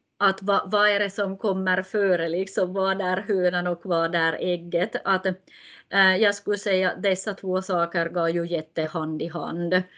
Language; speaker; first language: Swedish; native; Swedish